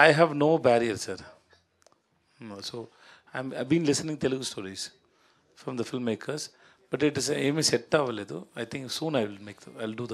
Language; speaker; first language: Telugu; non-native, learner; Tamil